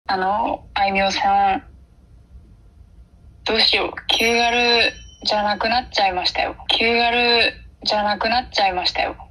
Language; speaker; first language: Japanese; native; Japanese